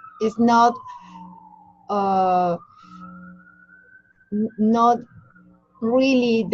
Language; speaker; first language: English; non-native, learner; Spanish